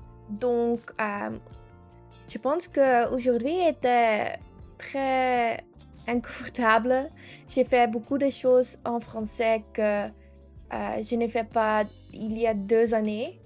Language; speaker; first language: French; non-native, learner; English